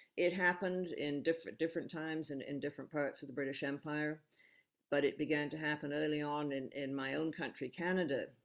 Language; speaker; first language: English; native; English